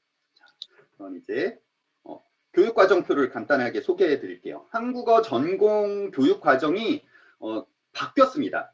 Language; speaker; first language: Korean; native; Korean